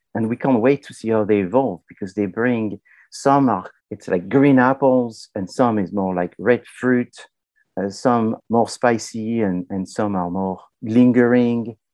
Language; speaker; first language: English; non-native, fluent; French